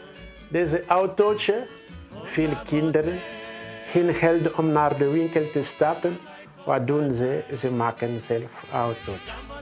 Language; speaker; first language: Dutch; non-native, fluent; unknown